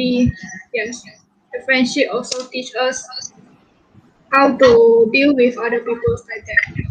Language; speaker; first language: English; non-native, local second language; Malay